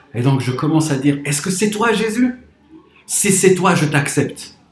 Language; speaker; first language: French; non-native, local second language; Arabic